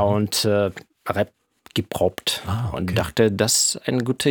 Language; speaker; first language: German; non-native, fluent; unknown